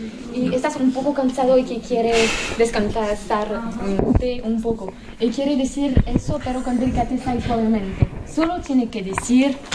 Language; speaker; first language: Spanish; non-native, learner; French